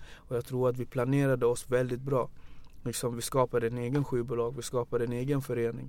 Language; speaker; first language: Swedish; early bilingual, other home language; Wolof